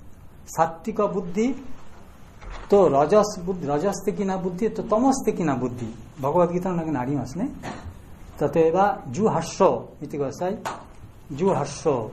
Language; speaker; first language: Japanese; non-native, fluent; Bangla